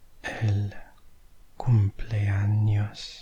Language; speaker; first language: Spanish; non-native, learner; English